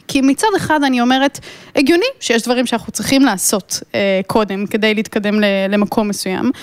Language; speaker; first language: Hebrew; native; Hebrew